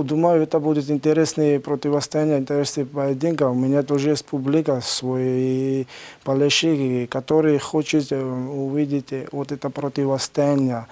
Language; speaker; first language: Russian; non-native, learner; Georgian